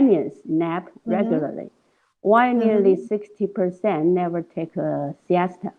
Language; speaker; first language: English; non-native, learner; Chinese